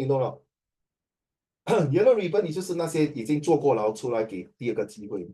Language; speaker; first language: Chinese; native; Chinese